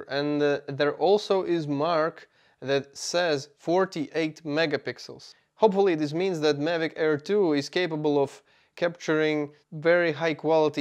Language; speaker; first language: English; non-native, fluent; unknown